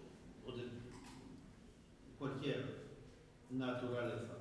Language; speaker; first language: Spanish; non-native, fluent; French